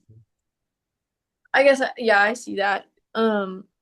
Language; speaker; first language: English; native; English